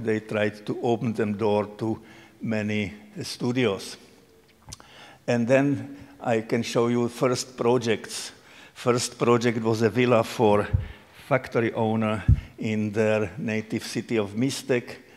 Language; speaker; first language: English; non-native, fluent; Czech